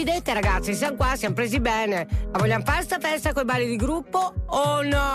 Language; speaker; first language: Italian; native; Italian